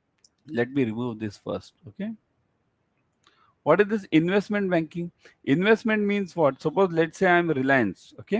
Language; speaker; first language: English; non-native, local second language; Hindi